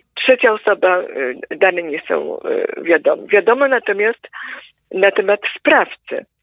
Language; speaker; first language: Polish; native; Polish